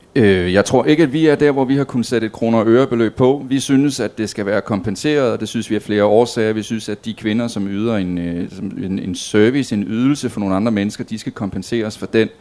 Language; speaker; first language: Danish; native; Danish